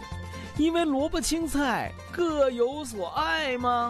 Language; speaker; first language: Chinese; native; Chinese